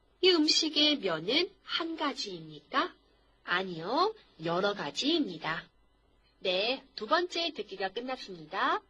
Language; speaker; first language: Korean; non-native, fluent; Chinese